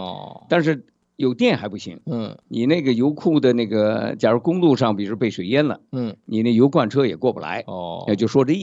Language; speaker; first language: Chinese; native; Chinese